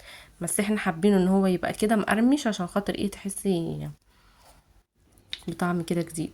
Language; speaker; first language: Arabic; native; Arabic